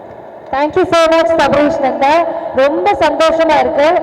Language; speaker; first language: Tamil; native; Tamil